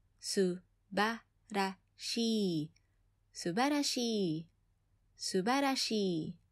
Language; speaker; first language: Japanese; non-native, fluent; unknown